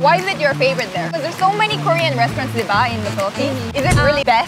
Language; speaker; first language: English; non-native, local second language; Korean